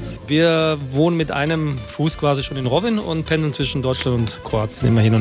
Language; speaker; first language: German; early bilingual, other home language; Croatian